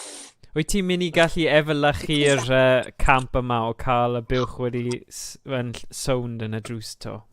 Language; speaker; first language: Welsh; native; Welsh